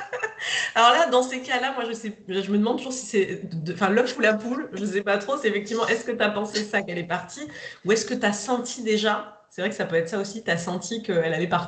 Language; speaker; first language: French; native; French